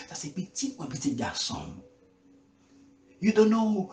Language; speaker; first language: English; non-native, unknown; Haitian Creole